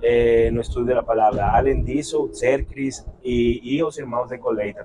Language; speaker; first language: Portuguese; non-native, learner; Spanish